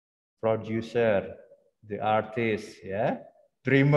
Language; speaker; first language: English; non-native, fluent; Indonesian